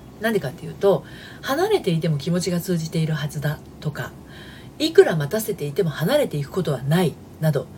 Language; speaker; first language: Japanese; native; Japanese